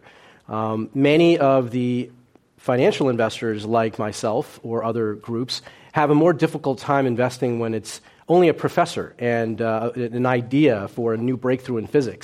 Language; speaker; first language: English; early bilingual, other home language; Cantonese